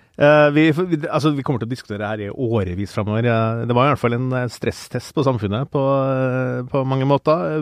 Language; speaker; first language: Norwegian; native; Norwegian